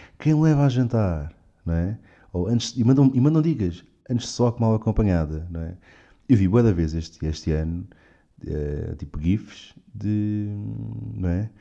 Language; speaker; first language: Portuguese; native; Portuguese